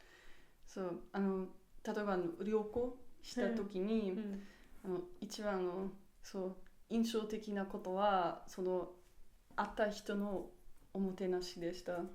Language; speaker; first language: Japanese; non-native, learner; German